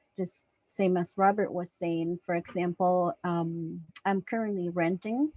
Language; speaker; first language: English; non-native, fluent; Spanish